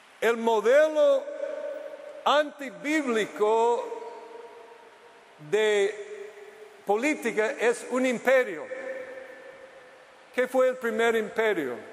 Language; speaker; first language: Spanish; non-native, fluent; English